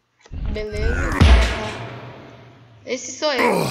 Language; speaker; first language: Portuguese; native; Portuguese